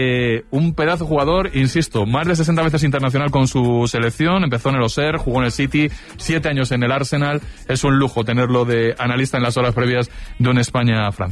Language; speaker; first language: Spanish; native; Spanish